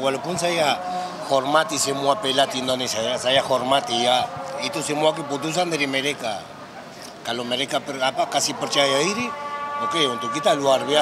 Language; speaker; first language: Indonesian; non-native, fluent; Spanish